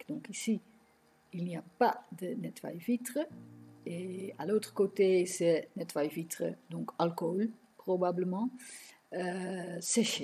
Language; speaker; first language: French; non-native, fluent; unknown